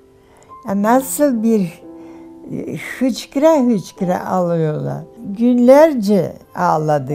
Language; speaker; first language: Turkish; non-native, fluent; German